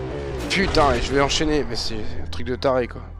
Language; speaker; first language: French; native; French